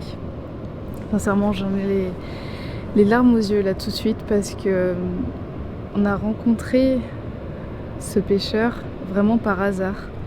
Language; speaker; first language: French; native; French